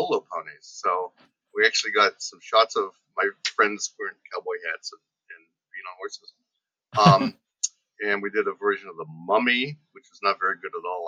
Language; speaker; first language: English; native; English